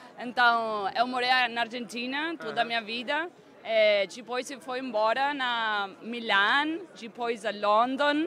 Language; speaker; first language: Portuguese; early bilingual, heritage; Spanish